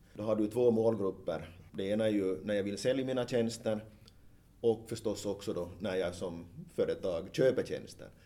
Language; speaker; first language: Swedish; native; Swedish